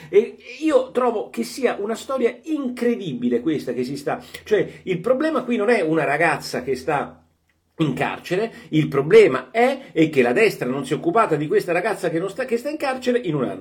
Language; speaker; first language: Italian; native; Italian